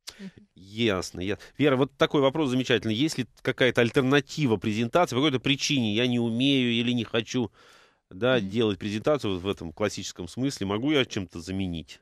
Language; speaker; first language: Russian; native; Russian